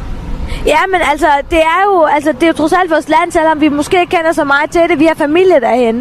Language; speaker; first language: Danish; early bilingual, other home language; Tamil